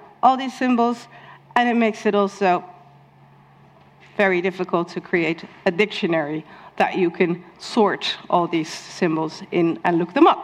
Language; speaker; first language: English; non-native, fluent; Dutch